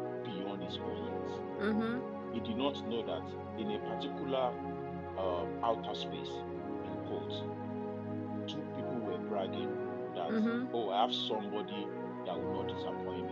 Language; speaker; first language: English; non-native, local second language; Yoruba